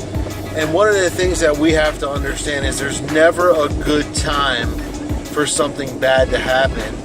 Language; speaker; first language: English; native; English